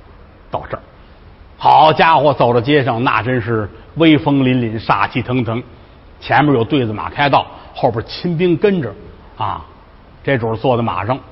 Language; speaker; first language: Chinese; native; Chinese